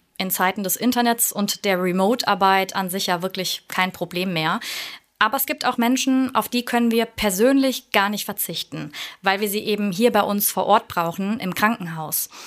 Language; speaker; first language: German; native; German